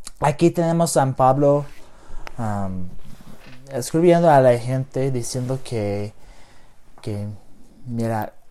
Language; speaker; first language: Spanish; non-native, learner; English